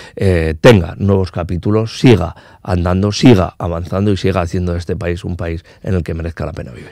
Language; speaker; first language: Spanish; non-native, local second language; Basque